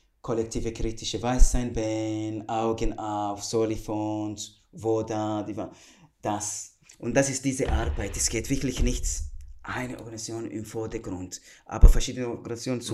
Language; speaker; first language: German; non-native, fluent; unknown